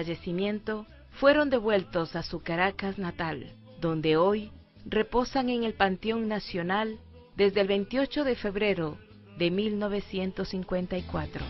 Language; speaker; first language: Spanish; native; Spanish